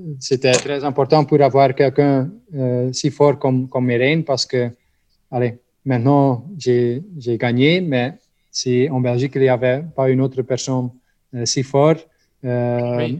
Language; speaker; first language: French; non-native, local second language; Dutch